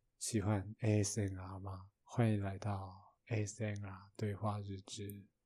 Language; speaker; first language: Chinese; native; Chinese